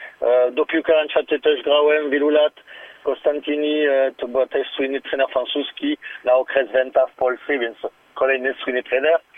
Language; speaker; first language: Polish; non-native, learner; French